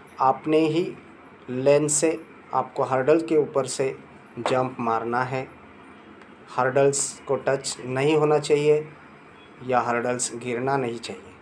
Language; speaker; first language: Hindi; non-native, local second language; Marathi